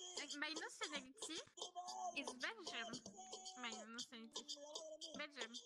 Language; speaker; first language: English; non-native, learner; French